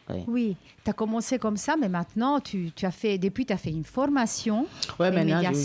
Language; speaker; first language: French; native; French